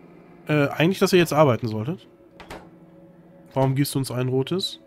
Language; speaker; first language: German; native; German